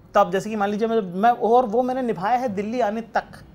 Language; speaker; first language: Hindi; native; Hindi